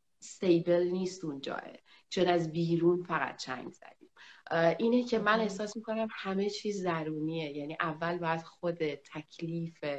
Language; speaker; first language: Persian; native; Persian